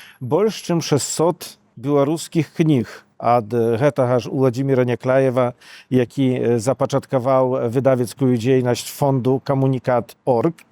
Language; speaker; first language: Belarusian; native; Belarusian